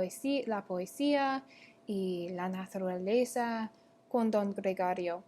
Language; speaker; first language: Spanish; non-native, learner; English